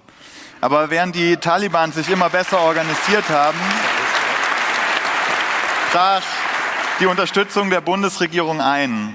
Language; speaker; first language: German; native; German